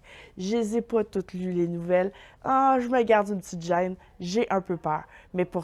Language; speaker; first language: French; native; French